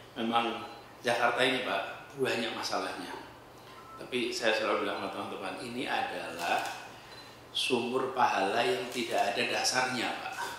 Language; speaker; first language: Indonesian; native; Indonesian